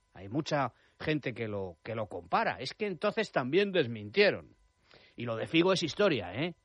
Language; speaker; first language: Spanish; native; Spanish